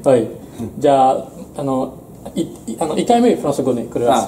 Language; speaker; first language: Japanese; non-native, learner; French